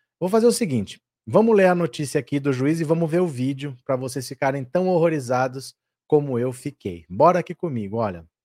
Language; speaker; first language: Portuguese; native; Portuguese